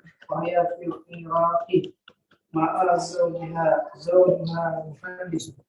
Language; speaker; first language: Arabic; non-native, learner; Indonesian